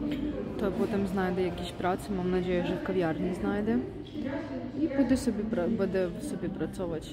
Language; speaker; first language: Polish; non-native, learner; Ukrainian